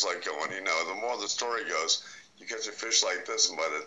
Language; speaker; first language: English; native; English